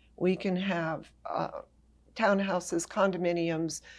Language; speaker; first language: English; native; English